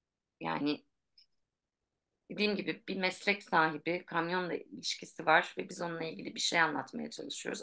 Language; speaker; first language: Turkish; native; Turkish